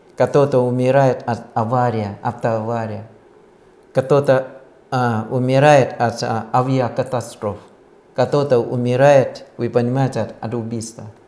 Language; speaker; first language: Russian; non-native, fluent; Thai